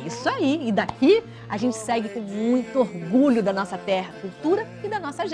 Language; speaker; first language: Portuguese; native; Portuguese